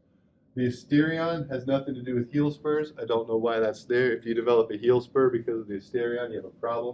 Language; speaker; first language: English; native; English